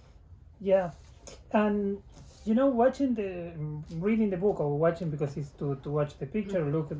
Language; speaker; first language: English; non-native, learner; Spanish